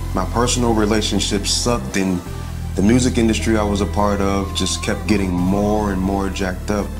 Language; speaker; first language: English; native; English